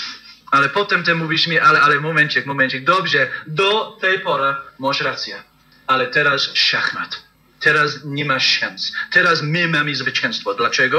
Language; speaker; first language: Polish; non-native, fluent; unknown